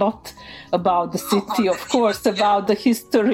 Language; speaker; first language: English; non-native, fluent; Bosnian